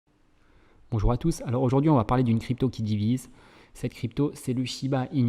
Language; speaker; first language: French; native; French